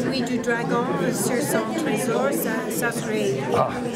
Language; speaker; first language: French; non-native, fluent; English